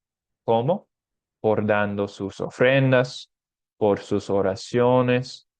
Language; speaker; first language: Spanish; non-native, fluent; English